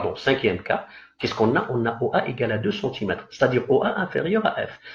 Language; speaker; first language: French; non-native, local second language; Arabic